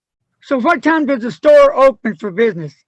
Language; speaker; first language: English; native; English